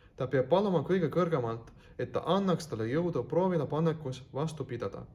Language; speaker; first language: Estonian; non-native, local second language; Russian